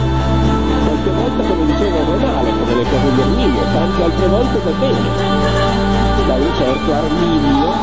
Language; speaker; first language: Italian; native; Italian